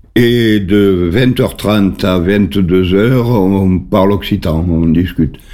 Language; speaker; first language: French; native; French